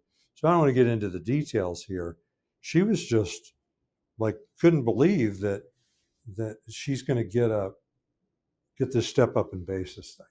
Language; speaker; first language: English; native; English